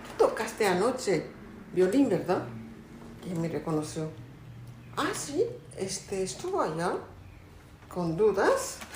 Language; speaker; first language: Spanish; non-native, fluent; Japanese